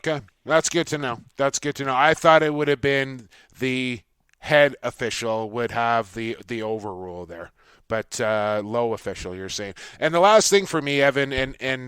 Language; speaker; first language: English; native; English